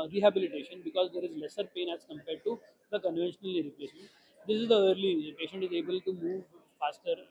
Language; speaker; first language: English; non-native, local second language; Marathi